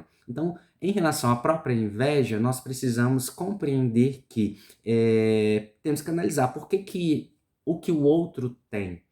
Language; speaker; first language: Portuguese; native; Portuguese